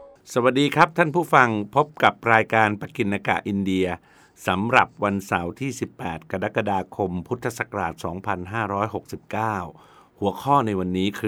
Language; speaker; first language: Thai; native; Thai